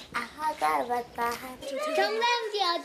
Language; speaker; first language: Korean; early bilingual, other home language; English